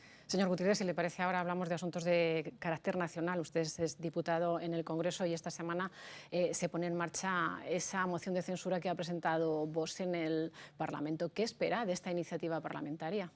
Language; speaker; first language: Spanish; native; Spanish